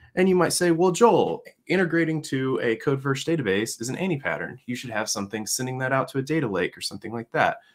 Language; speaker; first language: English; native; English